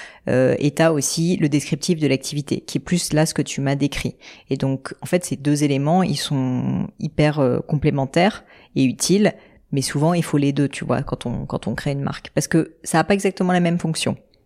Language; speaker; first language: French; native; French